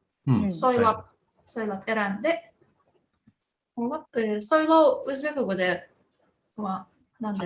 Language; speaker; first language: Japanese; non-native, fluent; Tatar